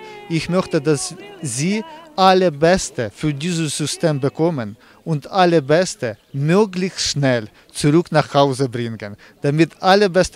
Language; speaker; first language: German; non-native, fluent; Ukrainian